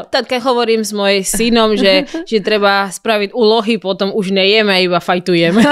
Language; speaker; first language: Slovak; non-native, learner; Spanish